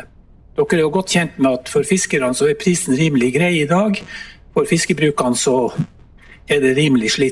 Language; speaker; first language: Norwegian; native; Norwegian